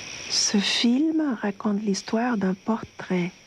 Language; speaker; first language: French; non-native, fluent; Spanish